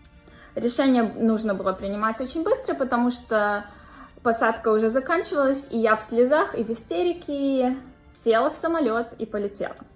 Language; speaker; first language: Russian; native; Russian